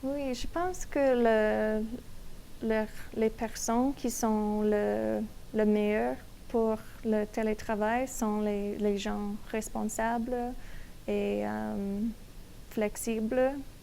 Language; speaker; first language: French; non-native, learner; English